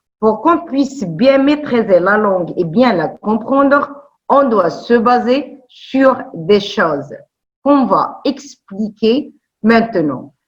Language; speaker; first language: French; non-native, local second language; Arabic